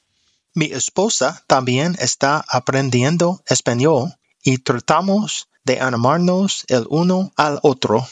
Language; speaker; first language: Spanish; non-native, learner; English